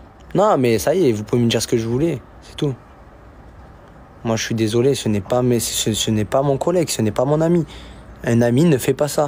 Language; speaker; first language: French; native; French